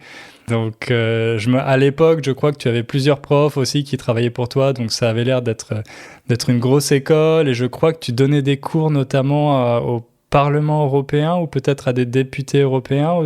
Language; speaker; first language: French; native; French